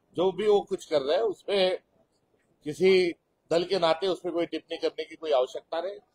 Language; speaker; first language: Hindi; non-native, local second language; Marathi